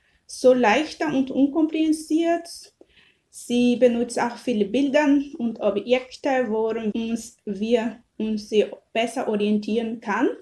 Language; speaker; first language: German; non-native, learner; Portuguese